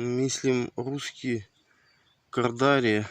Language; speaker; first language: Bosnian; non-native, learner; Russian